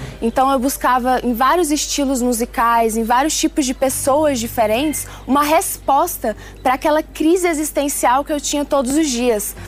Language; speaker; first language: Portuguese; early bilingual, other home language; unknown